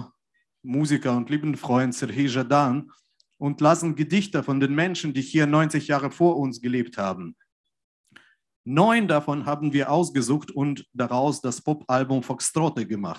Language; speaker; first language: German; non-native, fluent; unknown